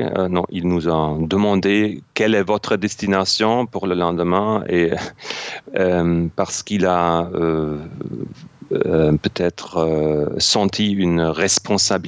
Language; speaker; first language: French; non-native, fluent; German